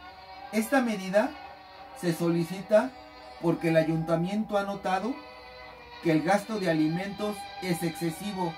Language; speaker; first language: Spanish; native; Spanish